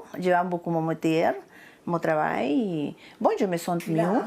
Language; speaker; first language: French; non-native, learner; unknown